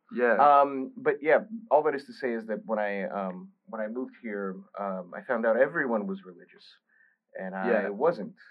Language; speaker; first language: English; early bilingual, other home language; Bulgarian